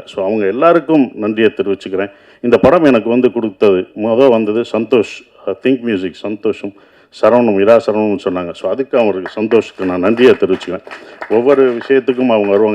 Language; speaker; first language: Tamil; native; Tamil